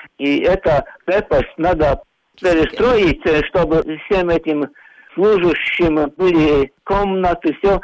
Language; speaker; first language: Russian; non-native, local second language; Latvian